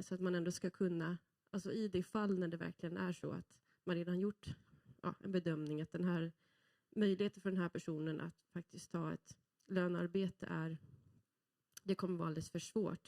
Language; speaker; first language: Swedish; native; Swedish